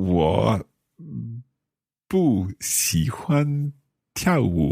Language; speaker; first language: Chinese; non-native, learner; English